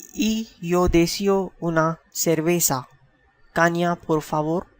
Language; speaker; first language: Spanish; non-native, fluent; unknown